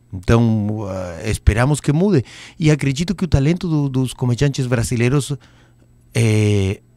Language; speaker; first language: Portuguese; non-native, learner; Spanish